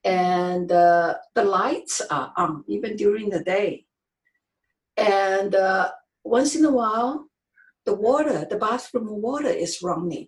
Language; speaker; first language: English; non-native, fluent; Chinese